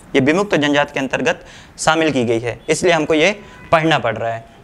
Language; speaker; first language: Hindi; native; Hindi